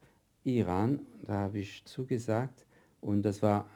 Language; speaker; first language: German; non-native, fluent; French